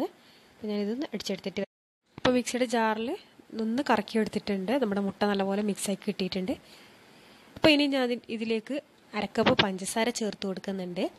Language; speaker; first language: Malayalam; native; Malayalam